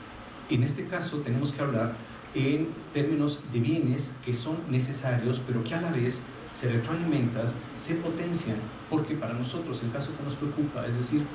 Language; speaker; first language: Spanish; native; Spanish